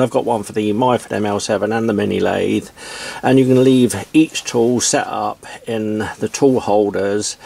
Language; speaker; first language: English; native; English